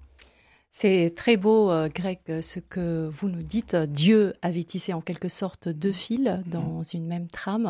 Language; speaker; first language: French; native; French